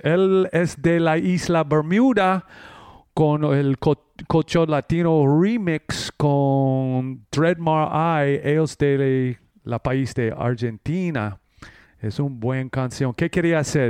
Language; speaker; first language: Spanish; non-native, learner; English